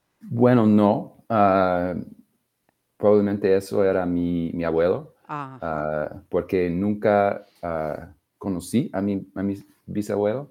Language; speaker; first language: Spanish; non-native, fluent; English